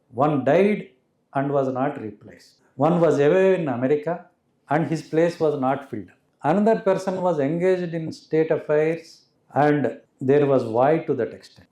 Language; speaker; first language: English; non-native, local second language; Telugu